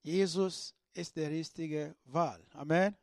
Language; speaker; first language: German; non-native, learner; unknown